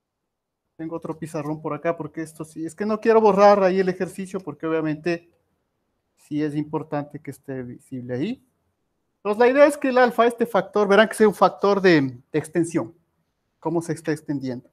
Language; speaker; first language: Spanish; native; Spanish